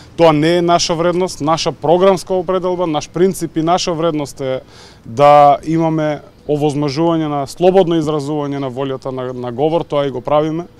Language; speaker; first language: Macedonian; native; Macedonian